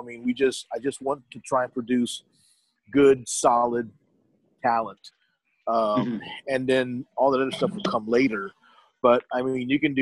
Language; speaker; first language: English; native; English